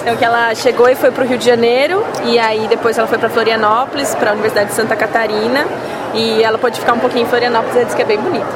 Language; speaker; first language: Portuguese; native; Portuguese